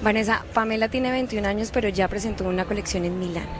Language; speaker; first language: Spanish; native; Spanish